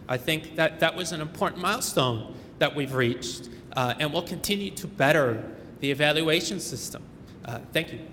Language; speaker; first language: English; early bilingual, other home language; Spanish